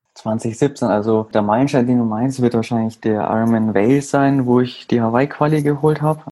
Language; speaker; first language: German; native; German